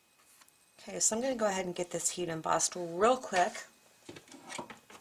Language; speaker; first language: English; native; English